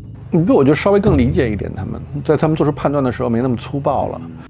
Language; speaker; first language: Chinese; native; Chinese